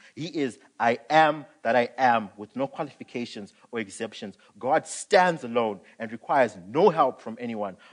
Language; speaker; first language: English; non-native, local second language; Shona